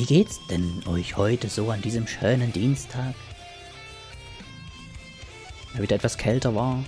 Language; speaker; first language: German; native; German